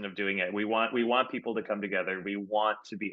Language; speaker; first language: English; native; English